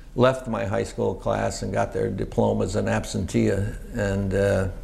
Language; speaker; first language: English; native; English